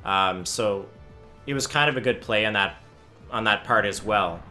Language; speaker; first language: English; native; English